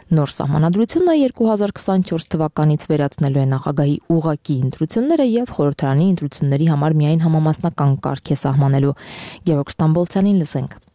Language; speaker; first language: Armenian; native; Armenian